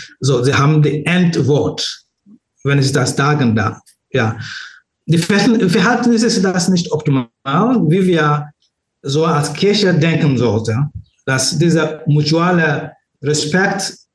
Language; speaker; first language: German; non-native, learner; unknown